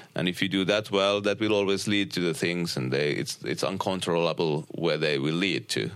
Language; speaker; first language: English; non-native, fluent; Finnish